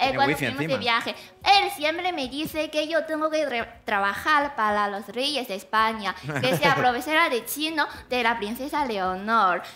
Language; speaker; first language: Spanish; non-native, fluent; Chinese